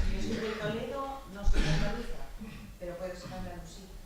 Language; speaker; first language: Spanish; native; Spanish